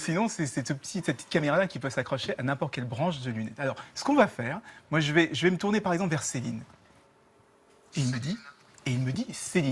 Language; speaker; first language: French; native; French